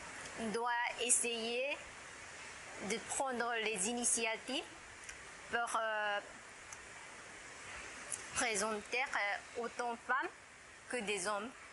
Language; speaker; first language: French; non-native, fluent; Japanese